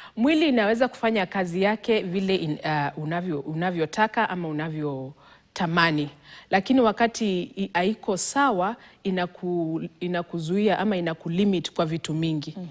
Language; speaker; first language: Swahili; non-native, local second language; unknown